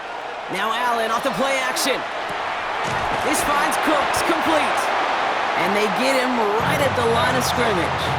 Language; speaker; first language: English; native; English